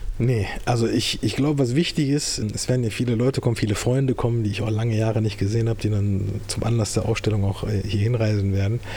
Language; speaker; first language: German; early bilingual, other home language; Turkish